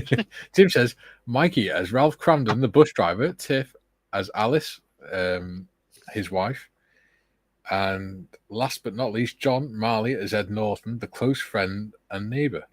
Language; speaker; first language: English; native; English